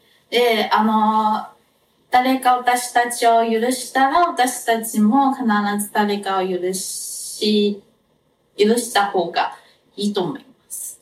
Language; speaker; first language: Japanese; non-native, fluent; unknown